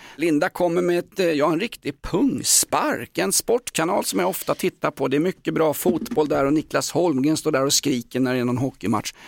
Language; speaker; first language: Swedish; native; Swedish